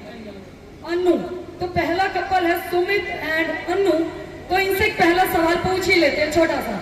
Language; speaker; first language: Hindi; native; Hindi